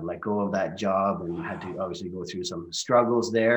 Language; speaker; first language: English; non-native, fluent; Norwegian